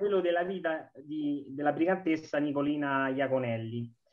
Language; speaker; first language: Italian; native; Italian